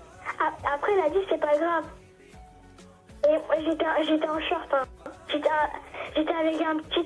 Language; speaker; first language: French; early bilingual, other home language; Turkish